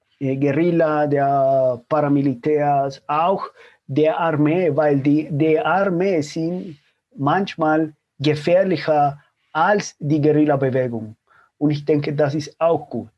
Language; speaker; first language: German; non-native, fluent; Spanish